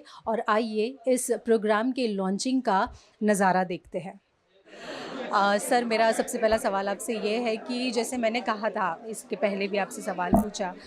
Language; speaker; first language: Hindi; native; Hindi